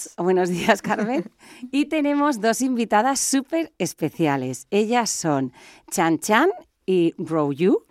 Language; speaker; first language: Spanish; native; Spanish